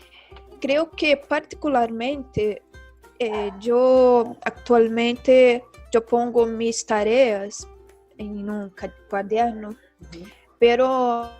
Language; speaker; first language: Spanish; non-native, learner; Portuguese